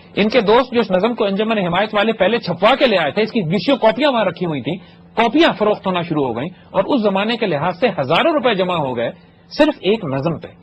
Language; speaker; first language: Urdu; native; Urdu